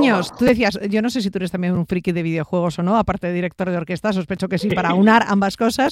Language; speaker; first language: Spanish; native; Spanish